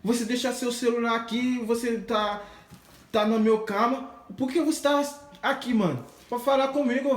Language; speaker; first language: Portuguese; non-native, learner; Haitian Creole